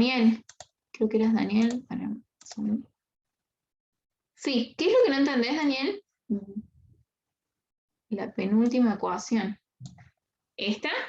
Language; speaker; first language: Spanish; native; Spanish